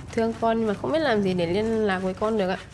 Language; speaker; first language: Vietnamese; native; Vietnamese